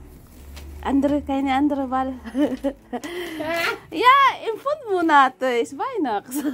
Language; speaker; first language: German; non-native, learner; Filipino